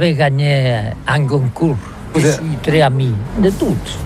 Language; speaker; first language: French; non-native, learner; Catalan